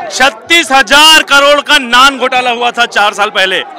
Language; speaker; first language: Hindi; native; Hindi